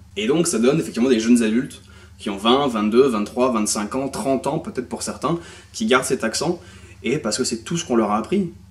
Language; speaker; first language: French; native; French